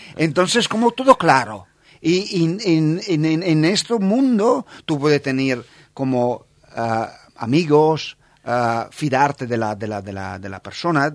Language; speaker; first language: Spanish; non-native, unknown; Italian